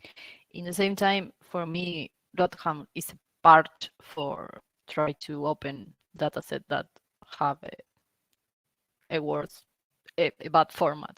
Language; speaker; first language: English; non-native, learner; Spanish